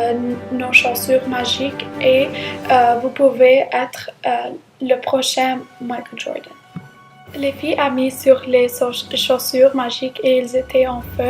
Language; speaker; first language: French; non-native, learner; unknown